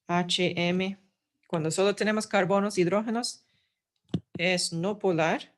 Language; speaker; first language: Spanish; non-native, fluent; English